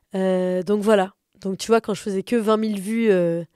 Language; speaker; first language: French; native; French